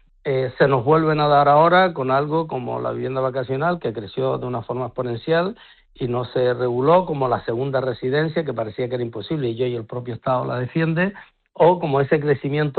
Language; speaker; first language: Spanish; native; Spanish